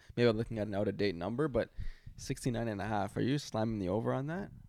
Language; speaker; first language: English; native; English